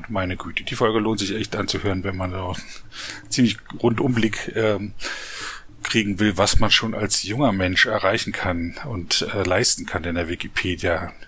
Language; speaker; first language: German; native; German